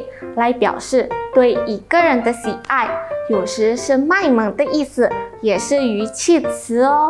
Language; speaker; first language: Chinese; non-native, learner; Indonesian